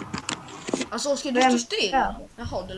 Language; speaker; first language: Swedish; native; Swedish